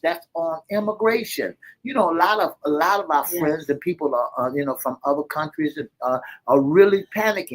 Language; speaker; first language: English; native; English